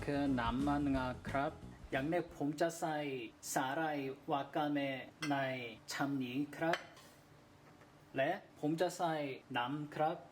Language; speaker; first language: Thai; non-native, learner; Korean